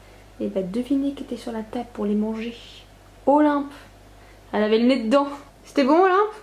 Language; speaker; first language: French; native; French